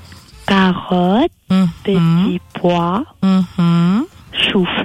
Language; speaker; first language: French; non-native, local second language; Morisyen